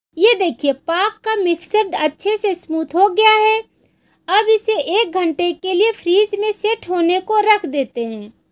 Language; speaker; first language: Hindi; native; Hindi